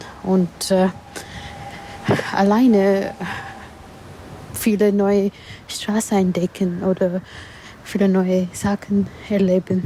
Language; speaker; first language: German; non-native, learner; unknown